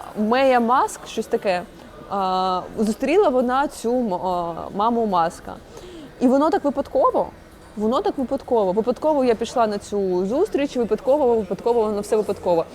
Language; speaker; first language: Ukrainian; non-native, local second language; Russian